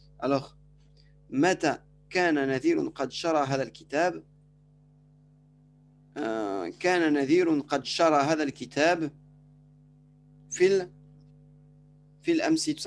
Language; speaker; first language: Arabic; non-native, fluent; French